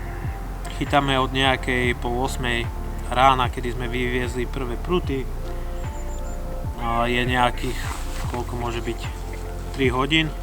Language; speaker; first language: Slovak; native; Slovak